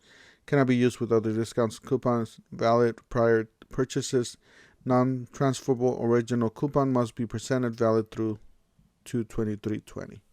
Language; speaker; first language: English; native; English